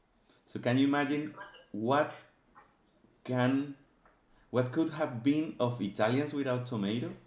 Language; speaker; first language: English; non-native, fluent; Spanish